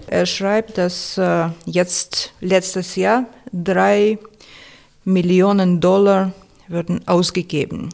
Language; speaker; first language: German; non-native, fluent; Russian